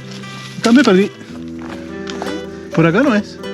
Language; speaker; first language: Spanish; native; Spanish